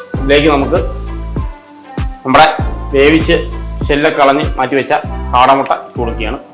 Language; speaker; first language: Malayalam; native; Malayalam